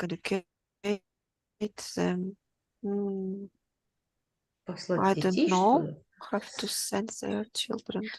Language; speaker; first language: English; non-native, learner; Russian